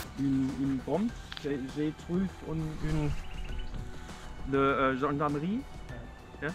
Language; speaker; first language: French; non-native, learner; German